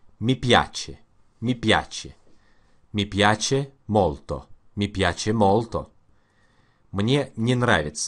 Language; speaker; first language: Italian; non-native, learner; Russian